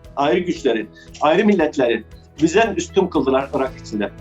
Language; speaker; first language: Turkish; early bilingual, heritage; Arabic